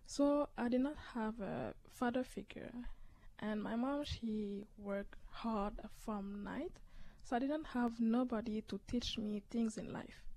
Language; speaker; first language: English; native; English